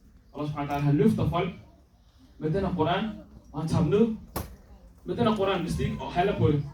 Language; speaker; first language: Danish; early bilingual, other home language; Somali